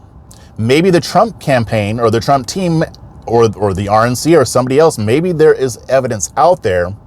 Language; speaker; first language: English; native; English